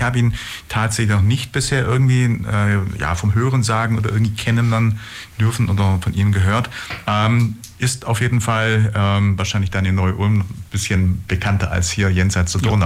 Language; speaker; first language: German; native; German